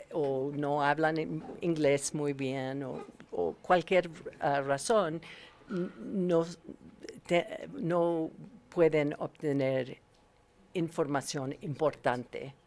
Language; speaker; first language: Spanish; non-native, learner; English